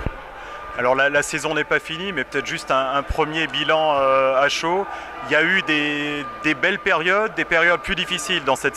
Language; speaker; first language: French; native; French